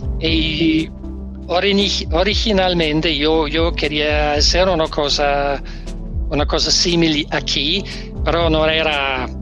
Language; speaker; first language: Spanish; non-native, learner; Danish